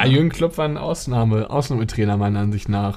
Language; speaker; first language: German; native; German